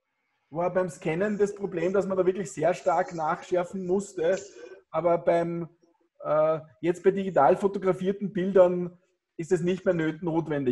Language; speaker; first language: German; native; German